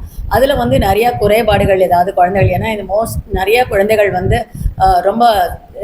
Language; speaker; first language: Tamil; native; Tamil